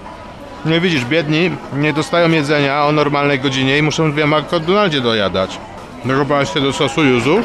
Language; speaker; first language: Polish; native; Polish